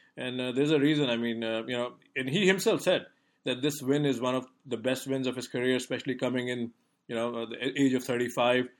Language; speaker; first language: English; non-native, local second language; Hindi